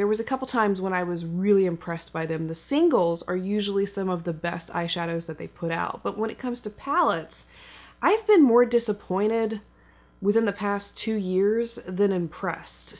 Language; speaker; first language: English; native; English